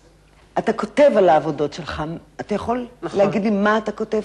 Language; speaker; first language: Hebrew; native; Hebrew